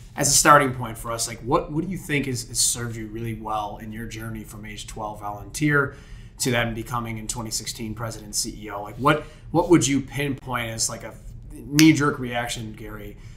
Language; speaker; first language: English; native; English